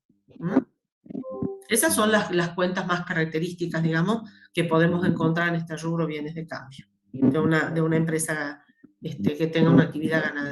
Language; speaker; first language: Spanish; native; Spanish